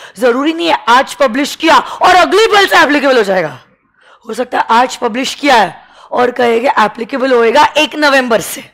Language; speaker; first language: Hindi; native; Hindi